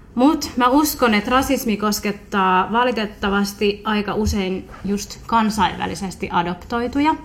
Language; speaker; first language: Finnish; early bilingual, other home language; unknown